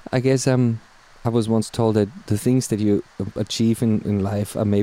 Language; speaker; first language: English; non-native, fluent; German